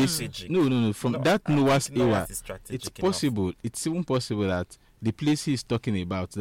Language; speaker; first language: English; non-native, local second language; Igbo